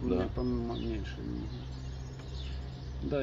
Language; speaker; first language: Russian; native; Russian